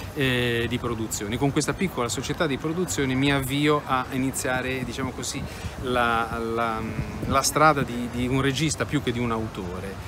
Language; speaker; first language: Italian; native; Italian